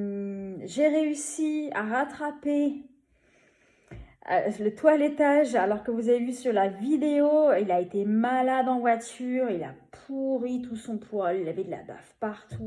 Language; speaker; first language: French; native; French